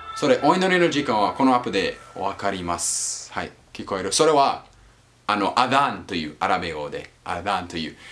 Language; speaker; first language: Japanese; non-native, learner; English